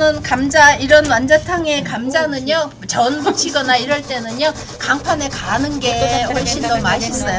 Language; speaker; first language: Korean; native; Korean